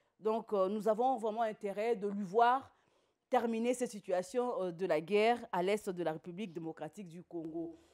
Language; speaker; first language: French; non-native, local second language; Lingala